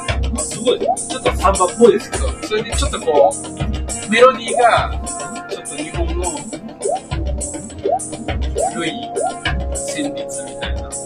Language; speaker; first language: Japanese; native; Japanese